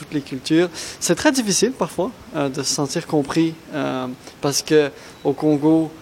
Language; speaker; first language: French; non-native, local second language; Arabic